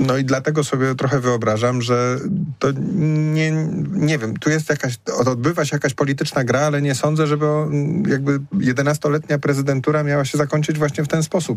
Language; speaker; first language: Polish; native; Polish